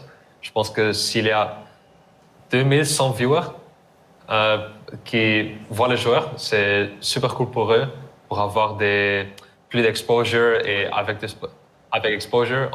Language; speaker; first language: French; non-native, learner; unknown